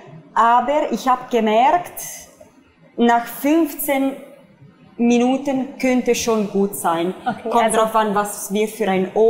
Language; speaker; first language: German; non-native, fluent; Italian